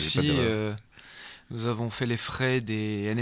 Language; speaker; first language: French; native; French